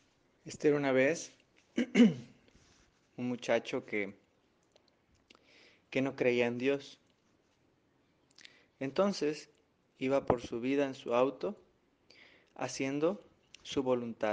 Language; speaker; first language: Spanish; native; Spanish